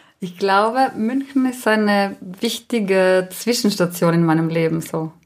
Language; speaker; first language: German; non-native, local second language; Ladin